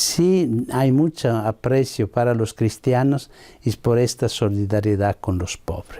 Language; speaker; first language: Spanish; non-native, fluent; Italian